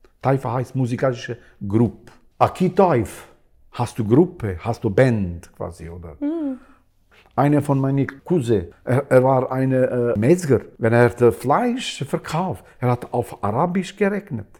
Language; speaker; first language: German; non-native, learner; Albanian